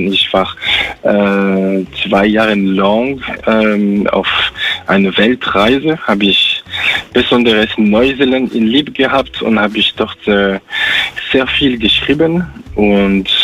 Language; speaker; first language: German; non-native, fluent; French